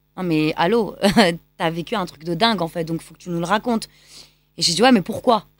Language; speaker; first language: French; native; French